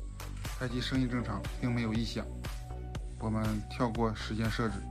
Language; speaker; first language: Chinese; native; Chinese